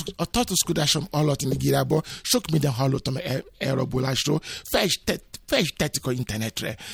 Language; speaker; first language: Hungarian; non-native, learner; Yoruba